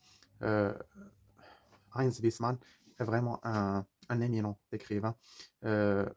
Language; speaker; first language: French; non-native, fluent; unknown